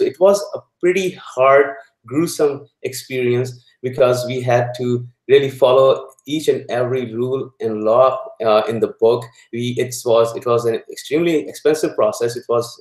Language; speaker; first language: English; non-native, local second language; Punjabi